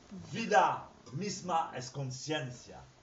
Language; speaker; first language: Spanish; non-native, fluent; French